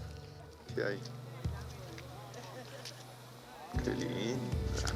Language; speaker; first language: Spanish; native; Spanish